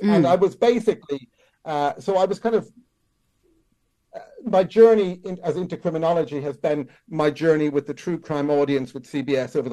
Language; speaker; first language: English; native; English